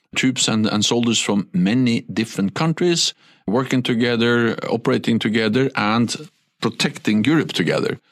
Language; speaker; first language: English; non-native, fluent; Norwegian